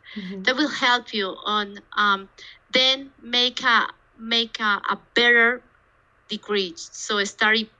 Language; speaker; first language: English; non-native, fluent; Spanish